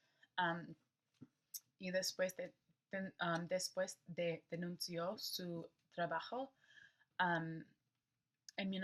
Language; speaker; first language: Spanish; non-native, learner; English